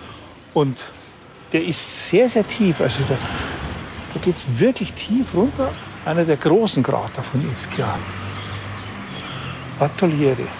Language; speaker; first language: German; native; German